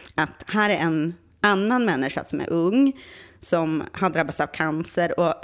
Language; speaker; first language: Swedish; native; Swedish